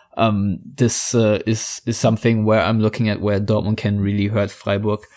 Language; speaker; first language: English; non-native, fluent; German